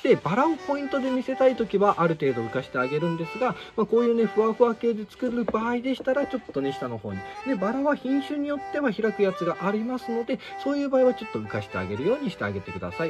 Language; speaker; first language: Japanese; native; Japanese